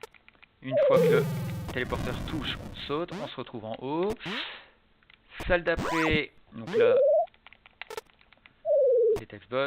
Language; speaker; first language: French; native; French